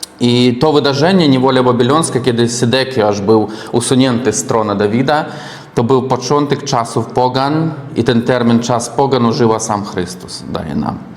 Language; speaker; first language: Polish; non-native, learner; Russian